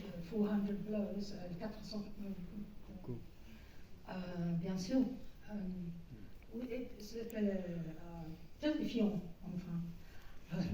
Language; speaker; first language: French; non-native, learner; English